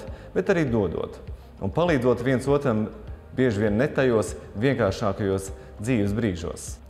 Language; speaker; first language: Latvian; native; Latvian